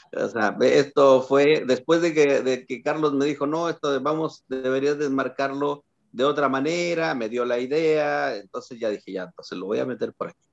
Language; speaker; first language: Spanish; native; Spanish